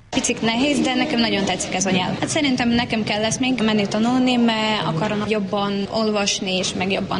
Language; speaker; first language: Hungarian; non-native, learner; Ukrainian